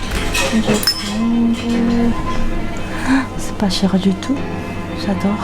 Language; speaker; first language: French; non-native, learner; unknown